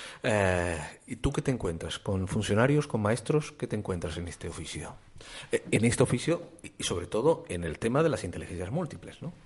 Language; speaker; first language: Spanish; native; Spanish